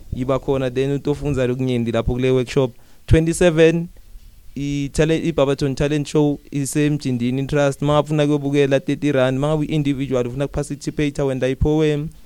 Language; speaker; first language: Zulu; non-native, local second language; Swati